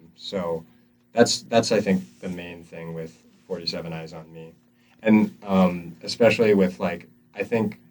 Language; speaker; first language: English; native; English